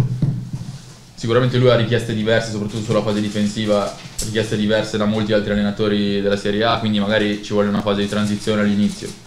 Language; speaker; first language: Italian; native; Italian